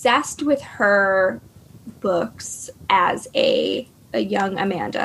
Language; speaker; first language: English; native; English